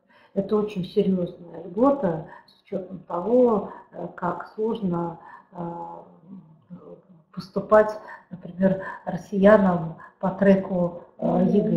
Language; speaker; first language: Russian; native; Russian